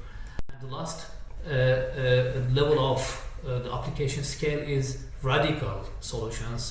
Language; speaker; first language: English; non-native, fluent; Turkish